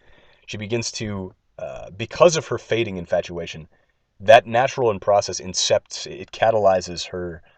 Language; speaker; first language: English; native; English